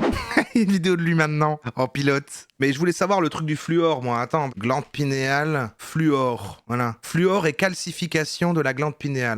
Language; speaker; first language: French; native; French